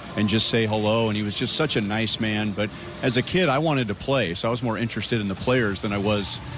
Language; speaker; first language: English; native; English